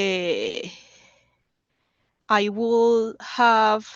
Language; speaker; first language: English; non-native, learner; Spanish